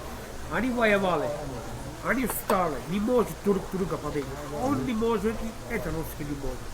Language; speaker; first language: Russian; non-native, learner; Azerbaijani